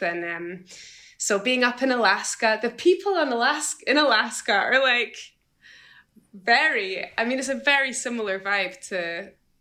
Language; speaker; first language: English; native; English